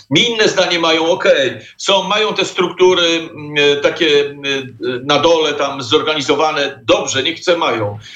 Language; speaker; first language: Polish; native; Polish